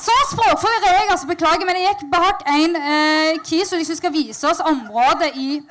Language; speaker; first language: Norwegian; native; Norwegian